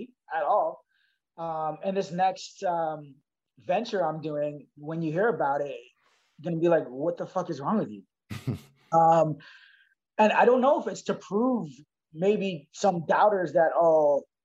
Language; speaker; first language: English; native; English